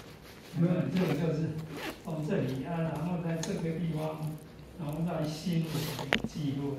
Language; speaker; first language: Chinese; native; Chinese